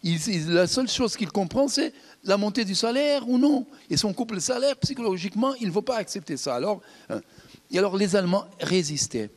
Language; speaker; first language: French; non-native, fluent; Portuguese